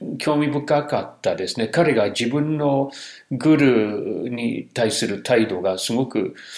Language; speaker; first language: Japanese; non-native, fluent; English